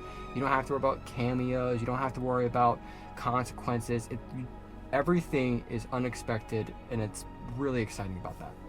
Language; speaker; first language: English; native; English